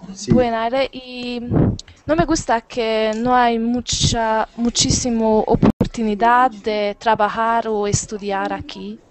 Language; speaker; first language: Spanish; non-native, learner; Hungarian